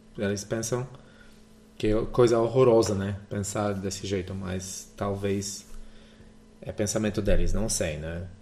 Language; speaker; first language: Portuguese; non-native, fluent; Polish